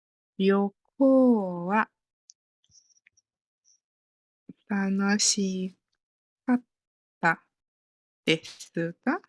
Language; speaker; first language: Japanese; non-native, fluent; Malay